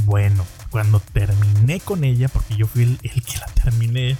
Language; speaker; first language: Spanish; native; Spanish